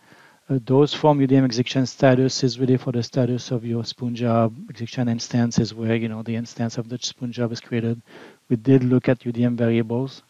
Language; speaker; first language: English; non-native, fluent; French